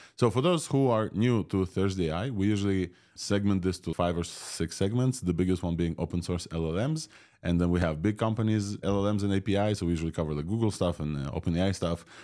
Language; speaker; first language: English; non-native, fluent; Russian